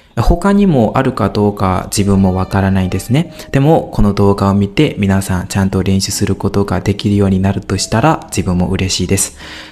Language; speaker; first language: Japanese; non-native, fluent; Burmese